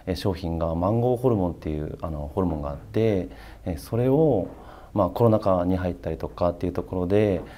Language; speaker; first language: Japanese; native; Japanese